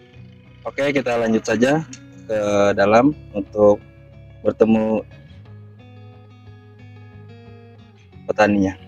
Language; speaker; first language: Indonesian; native; Indonesian